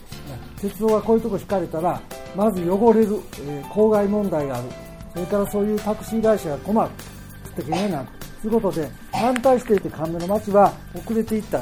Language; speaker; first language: Japanese; native; Japanese